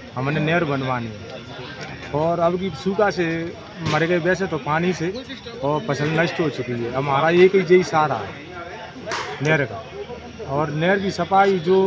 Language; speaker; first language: Hindi; native; Hindi